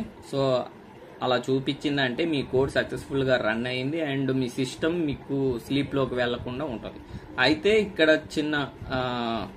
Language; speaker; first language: Telugu; native; Telugu